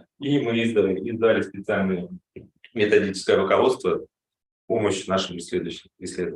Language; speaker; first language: Russian; native; Russian